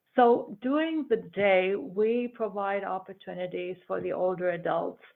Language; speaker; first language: English; early bilingual, other home language; German